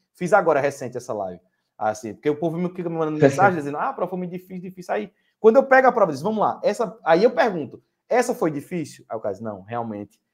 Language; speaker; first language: Portuguese; native; Portuguese